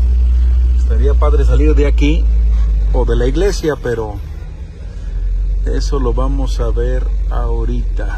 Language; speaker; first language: Spanish; native; Spanish